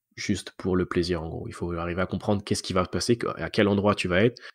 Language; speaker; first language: French; native; French